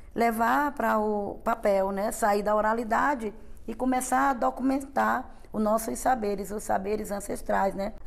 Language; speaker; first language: Portuguese; non-native, local second language; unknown